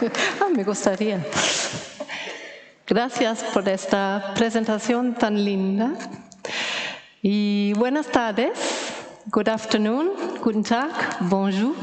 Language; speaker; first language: Spanish; non-native, fluent; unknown